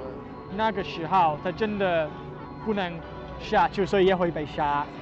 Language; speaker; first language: Chinese; non-native, learner; English